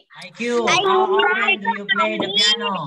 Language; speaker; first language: English; non-native, fluent; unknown